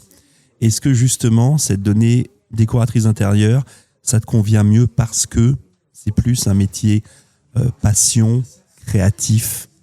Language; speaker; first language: French; native; French